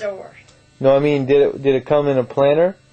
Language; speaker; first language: English; native; English